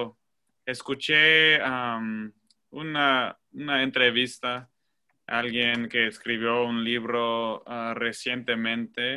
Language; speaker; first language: Spanish; non-native, fluent; English